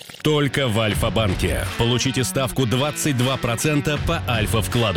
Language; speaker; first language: Russian; native; Russian